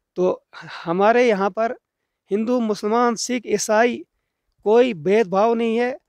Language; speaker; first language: Hindi; native; Hindi